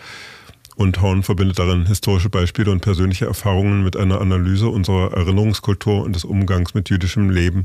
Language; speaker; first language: German; native; German